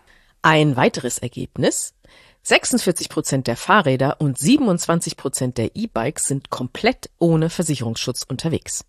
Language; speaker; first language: German; native; German